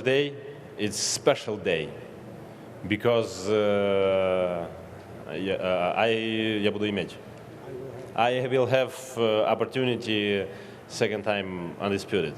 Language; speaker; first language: English; non-native, learner; Ukrainian